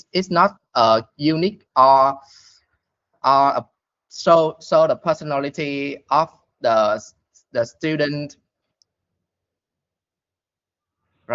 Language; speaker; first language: English; non-native, learner; Vietnamese